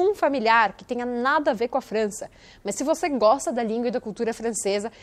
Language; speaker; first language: Portuguese; native; Portuguese